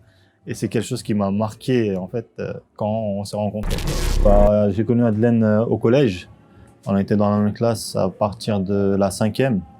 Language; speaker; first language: French; native; French